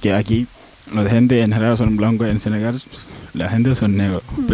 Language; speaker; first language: Spanish; non-native, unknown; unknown